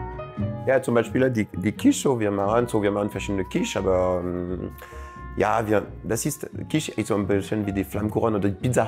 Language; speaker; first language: German; non-native, fluent; French